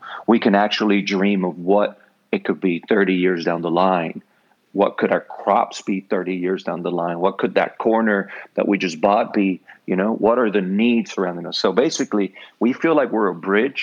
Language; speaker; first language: English; non-native, fluent; Spanish